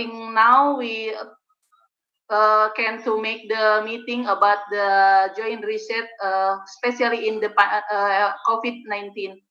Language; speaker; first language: English; non-native, learner; Indonesian